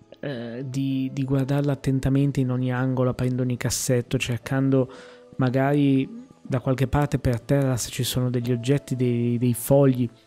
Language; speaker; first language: Italian; native; Italian